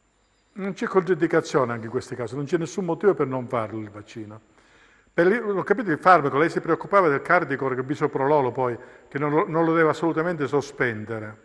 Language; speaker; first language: Italian; native; Italian